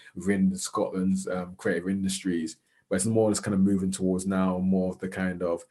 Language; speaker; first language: English; native; English